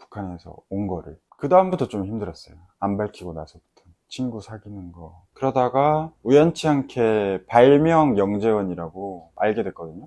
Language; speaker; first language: Korean; native; Korean